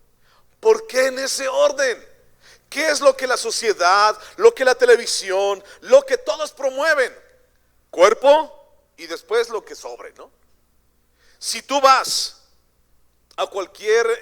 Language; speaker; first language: Spanish; native; Spanish